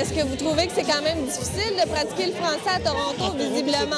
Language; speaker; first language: French; native; French